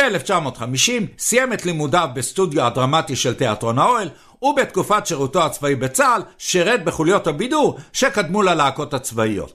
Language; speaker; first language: Hebrew; native; Hebrew